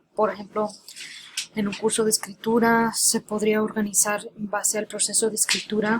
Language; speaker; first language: Spanish; early bilingual, heritage; Spanish